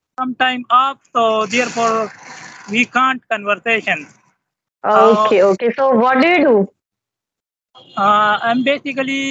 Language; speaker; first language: English; non-native, local second language; Pashto